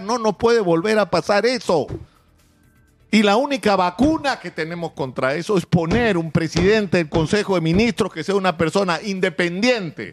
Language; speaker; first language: Spanish; native; Spanish